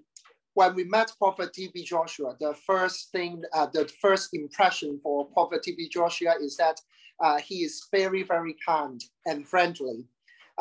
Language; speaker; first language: English; non-native, local second language; Cantonese